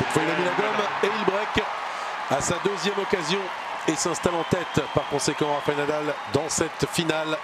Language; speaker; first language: French; native; French